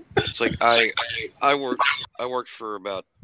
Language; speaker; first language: English; native; English